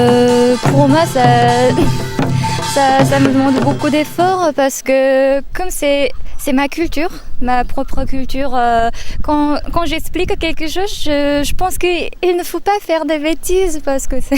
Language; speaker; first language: French; non-native, fluent; Korean